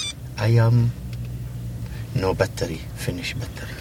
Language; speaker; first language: English; non-native, learner; Arabic